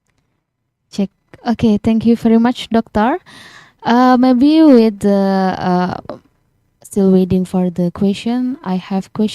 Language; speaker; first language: English; non-native, learner; Indonesian